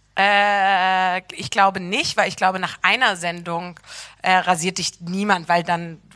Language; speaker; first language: German; native; German